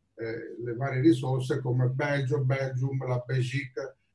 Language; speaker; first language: Italian; native; Italian